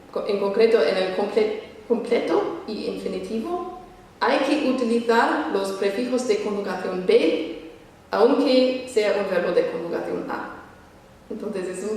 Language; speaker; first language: Spanish; non-native, fluent; English